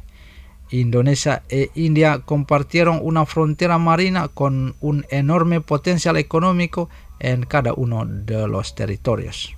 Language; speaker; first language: Spanish; non-native, fluent; Indonesian